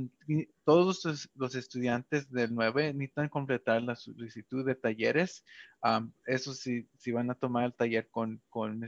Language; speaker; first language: Spanish; early bilingual, heritage; Spanish